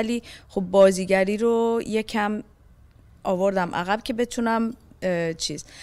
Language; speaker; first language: Persian; early bilingual, heritage; Persian